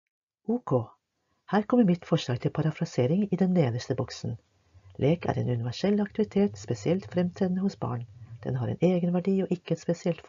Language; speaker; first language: Norwegian; native; Norwegian